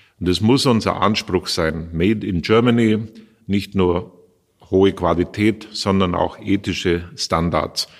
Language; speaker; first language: German; native; German